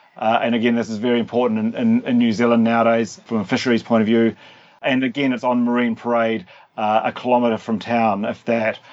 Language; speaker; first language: English; native; English